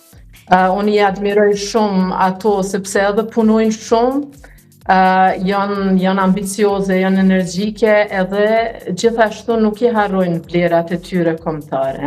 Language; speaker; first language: Albanian; early bilingual, heritage; Albanian